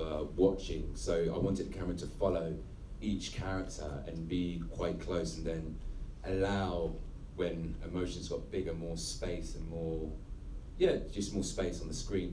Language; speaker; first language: English; native; English